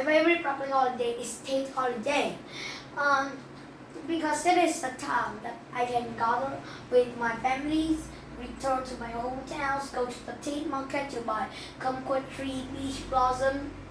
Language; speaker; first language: English; non-native, learner; Vietnamese